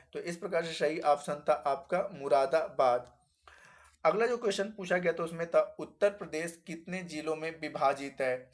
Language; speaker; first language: Hindi; native; Hindi